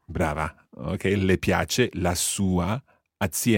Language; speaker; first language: Italian; non-native, fluent; English